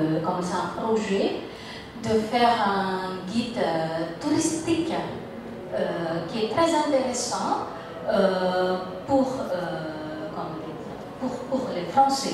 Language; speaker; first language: French; non-native, fluent; Indonesian